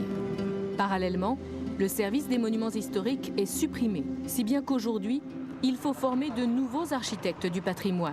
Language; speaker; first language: French; native; French